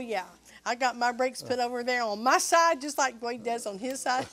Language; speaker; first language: English; native; English